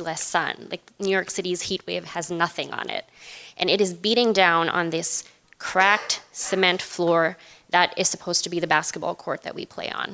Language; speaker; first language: English; non-native, local second language; Urdu